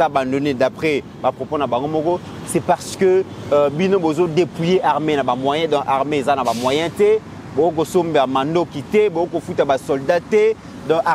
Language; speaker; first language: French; non-native, local second language; Lingala